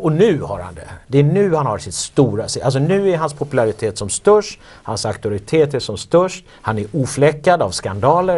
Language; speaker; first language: Swedish; native; Swedish